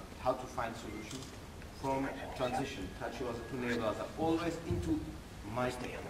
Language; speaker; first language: English; non-native, learner; German